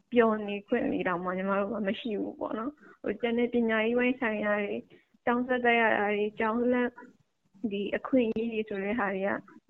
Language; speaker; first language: Burmese; native; Burmese